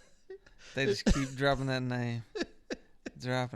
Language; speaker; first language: English; native; English